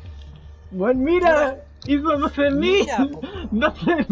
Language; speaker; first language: Spanish; native; Spanish